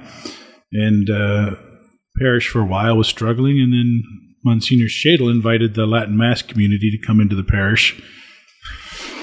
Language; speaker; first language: English; native; English